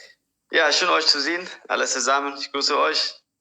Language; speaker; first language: German; non-native, fluent; Tigrinya